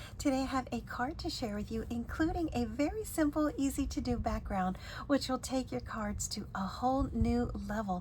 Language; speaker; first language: English; native; English